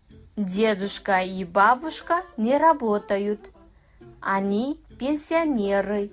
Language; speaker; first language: Russian; non-native, fluent; Kazakh